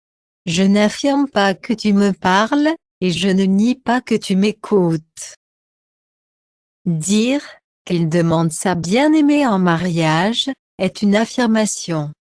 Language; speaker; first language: French; non-native, fluent; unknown